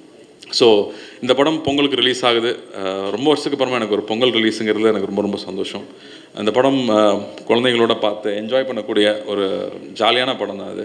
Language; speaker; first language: Tamil; native; Tamil